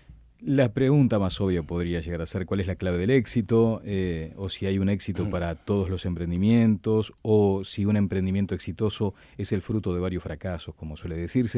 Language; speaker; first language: Spanish; native; Spanish